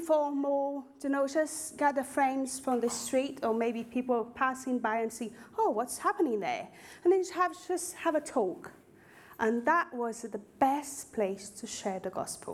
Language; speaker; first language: English; non-native, fluent; Portuguese